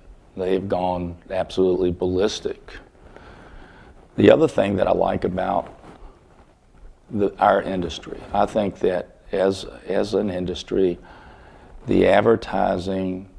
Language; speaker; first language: English; native; English